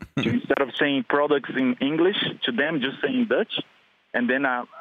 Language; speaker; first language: English; non-native, fluent; Portuguese